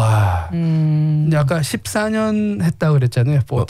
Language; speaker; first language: Korean; native; Korean